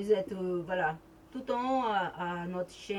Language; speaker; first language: French; non-native, fluent; Portuguese